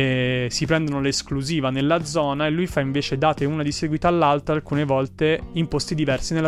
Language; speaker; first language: Italian; native; Italian